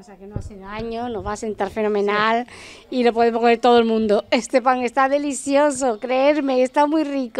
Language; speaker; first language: Spanish; native; Spanish